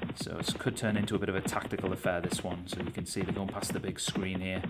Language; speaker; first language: English; native; English